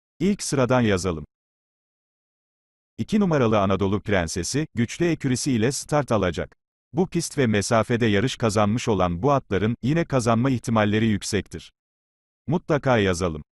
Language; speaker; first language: Turkish; native; Turkish